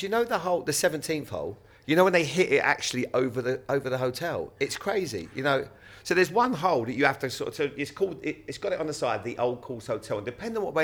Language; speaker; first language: English; native; English